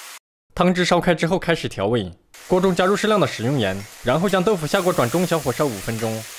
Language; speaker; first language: Chinese; native; Chinese